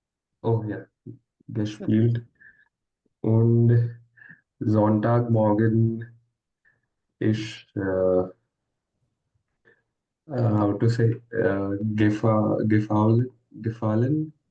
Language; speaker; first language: German; non-native, learner; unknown